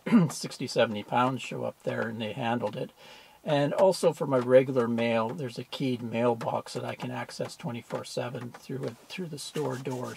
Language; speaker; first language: English; native; English